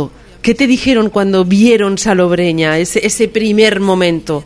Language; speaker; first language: Spanish; native; Spanish